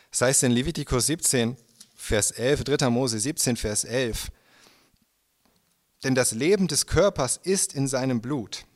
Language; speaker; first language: German; native; German